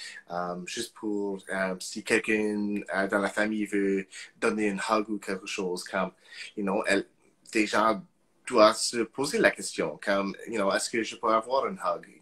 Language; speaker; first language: French; non-native, local second language; English